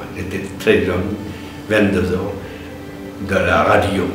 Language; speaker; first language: French; non-native, learner; Bangla